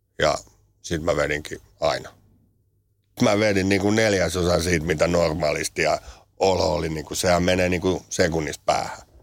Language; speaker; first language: Finnish; native; Finnish